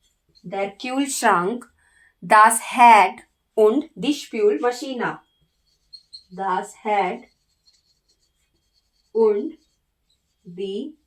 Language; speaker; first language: German; non-native, learner; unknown